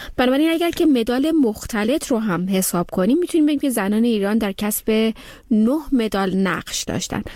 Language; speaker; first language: Persian; native; Persian